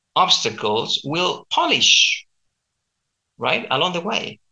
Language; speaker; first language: English; non-native, fluent; Spanish